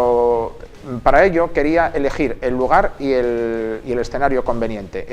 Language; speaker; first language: Spanish; native; Spanish